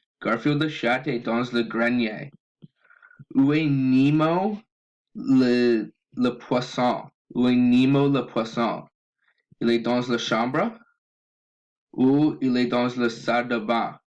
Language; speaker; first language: French; non-native, learner; English